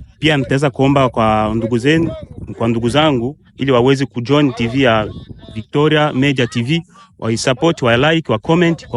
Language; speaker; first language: Swahili; native; Swahili